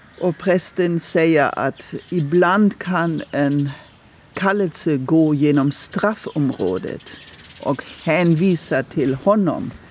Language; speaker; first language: Swedish; non-native, fluent; German